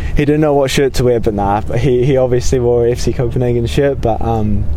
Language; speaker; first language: English; native; English